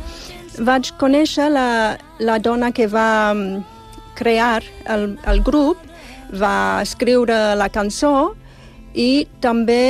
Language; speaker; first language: Catalan; non-native, fluent; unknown